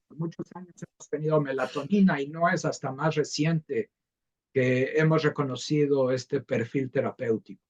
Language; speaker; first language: Spanish; native; Spanish